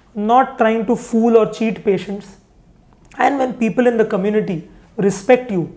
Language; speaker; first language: English; non-native, local second language; Hindi